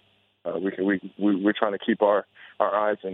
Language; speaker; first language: English; native; English